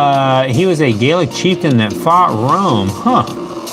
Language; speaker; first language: English; native; English